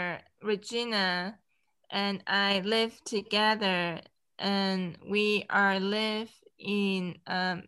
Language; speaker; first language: English; non-native, local second language; Cantonese